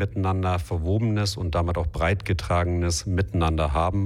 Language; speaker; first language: German; native; German